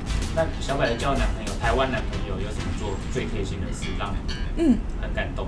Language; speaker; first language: Chinese; native; Chinese